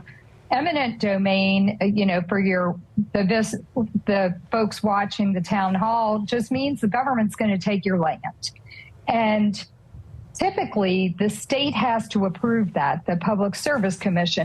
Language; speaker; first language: English; native; English